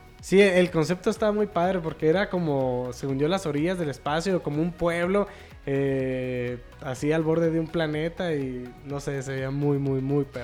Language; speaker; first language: Spanish; native; Spanish